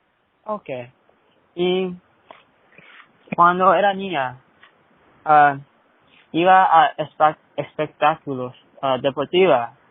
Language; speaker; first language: Spanish; early bilingual, heritage; Spanish